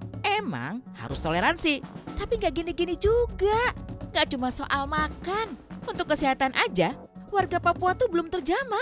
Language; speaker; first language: Indonesian; native; Indonesian